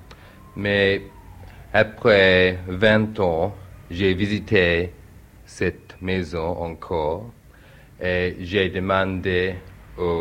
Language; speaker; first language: French; non-native, learner; English